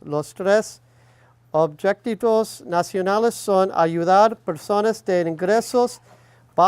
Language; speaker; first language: Spanish; non-native, learner; English